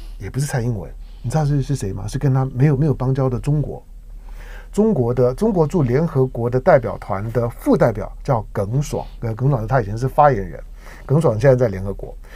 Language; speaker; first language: Chinese; native; Chinese